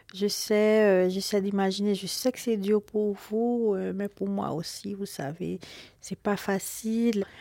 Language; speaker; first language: French; non-native, local second language; Haitian Creole